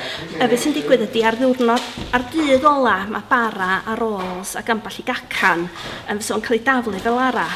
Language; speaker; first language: Welsh; native; Welsh